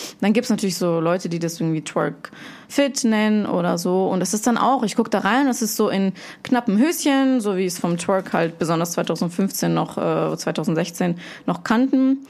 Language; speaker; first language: German; early bilingual, other home language; Russian